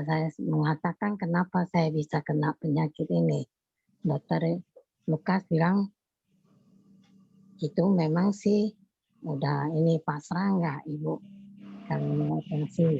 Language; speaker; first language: Indonesian; non-native, local second language; Chinese